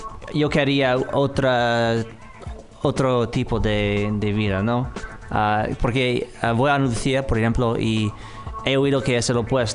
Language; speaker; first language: Spanish; non-native, fluent; English